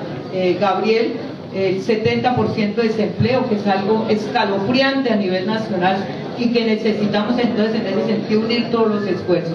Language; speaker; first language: Spanish; native; Spanish